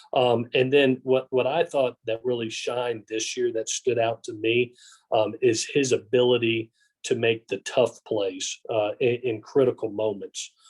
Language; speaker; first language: English; native; English